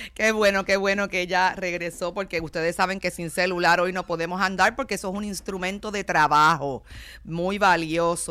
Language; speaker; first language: Spanish; native; Spanish